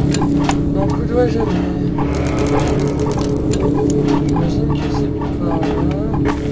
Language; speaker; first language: French; native; French